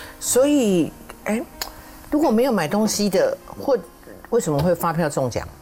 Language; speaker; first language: Chinese; native; Chinese